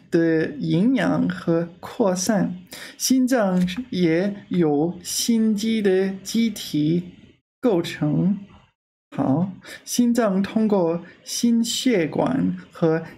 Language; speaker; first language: Chinese; non-native, learner; English